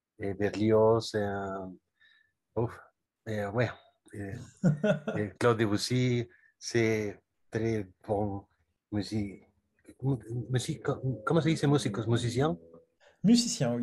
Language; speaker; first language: French; non-native, learner; Spanish